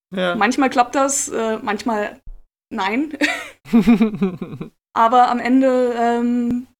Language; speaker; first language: German; native; German